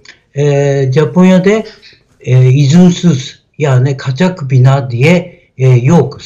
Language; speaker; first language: Turkish; non-native, learner; Japanese